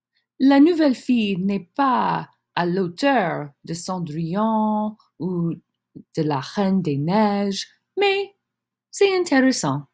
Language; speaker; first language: French; non-native, fluent; English